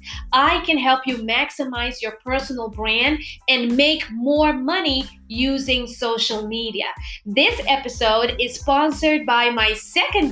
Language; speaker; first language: English; non-native, fluent; Papiamento